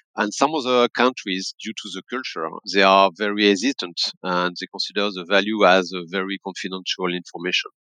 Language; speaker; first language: English; non-native, fluent; French